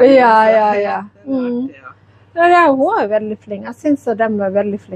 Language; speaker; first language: Norwegian; non-native, learner; Thai